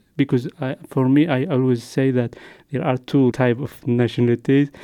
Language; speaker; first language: English; non-native, learner; Arabic